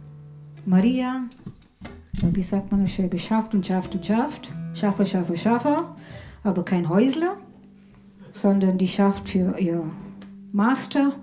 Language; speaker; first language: German; non-native, fluent; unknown